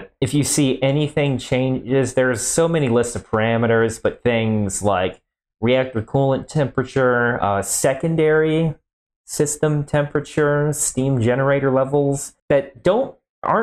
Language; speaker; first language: English; native; English